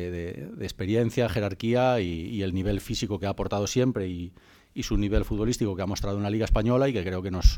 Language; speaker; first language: Spanish; native; Spanish